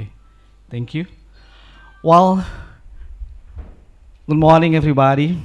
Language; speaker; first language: English; non-native, local second language; Indonesian